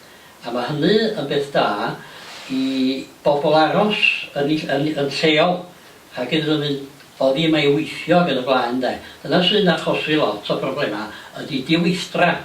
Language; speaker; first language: Welsh; native; Welsh